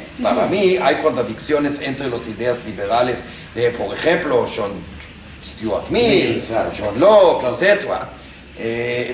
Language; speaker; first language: Spanish; non-native, fluent; Hebrew